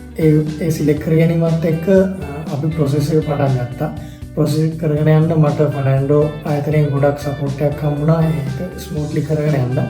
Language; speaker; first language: Sinhala; native; Sinhala